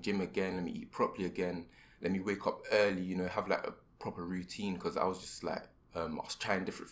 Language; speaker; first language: English; native; English